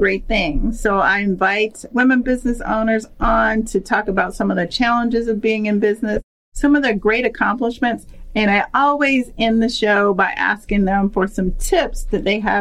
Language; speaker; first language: English; native; English